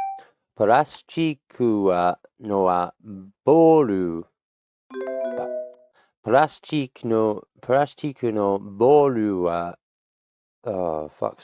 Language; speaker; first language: Japanese; non-native, learner; English